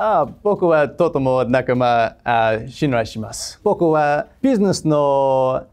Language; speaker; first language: Japanese; non-native, fluent; English